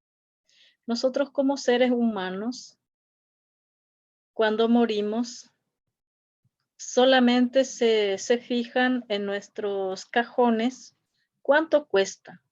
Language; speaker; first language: Spanish; non-native, local second language; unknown